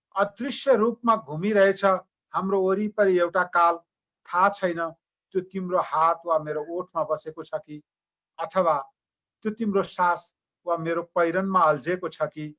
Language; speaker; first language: Nepali; native; Nepali